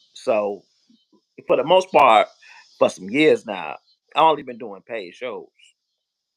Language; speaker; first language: English; native; English